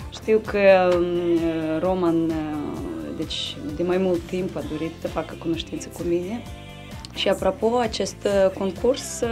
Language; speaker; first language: Romanian; non-native, local second language; Russian